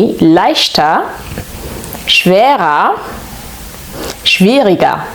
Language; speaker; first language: German; non-native, fluent; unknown